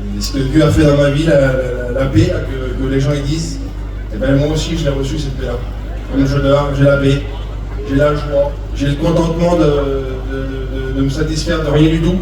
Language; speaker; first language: French; native; French